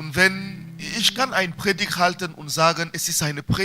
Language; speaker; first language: German; non-native, fluent; French